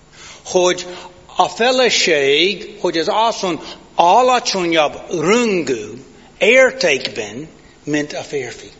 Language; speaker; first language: Hungarian; non-native, fluent; English